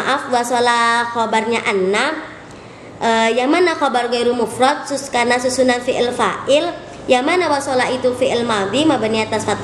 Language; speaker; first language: Indonesian; native; Indonesian